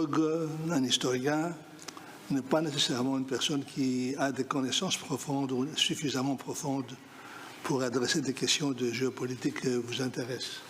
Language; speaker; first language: French; non-native, fluent; Greek